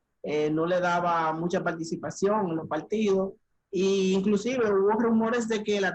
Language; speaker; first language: Spanish; native; Spanish